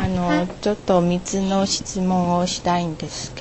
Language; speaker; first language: Japanese; non-native, learner; Chinese